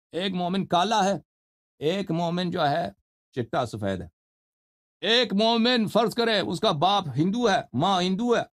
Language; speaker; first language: Urdu; non-native, fluent; Persian